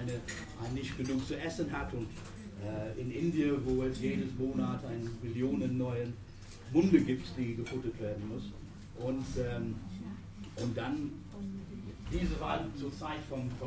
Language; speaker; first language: German; non-native, fluent; English